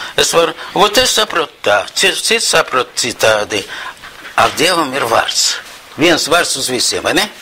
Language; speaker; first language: Latvian; non-native, local second language; Russian